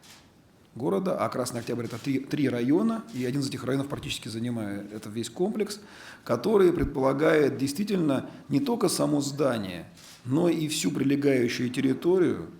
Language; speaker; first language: Russian; native; Russian